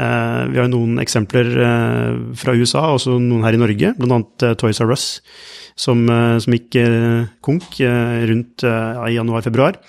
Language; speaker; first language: Norwegian; native; Norwegian